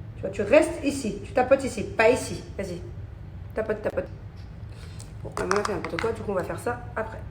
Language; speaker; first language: French; native; French